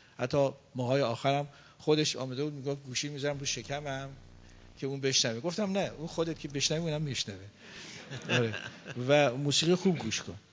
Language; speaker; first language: Persian; native; Persian